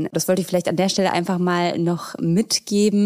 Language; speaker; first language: German; native; German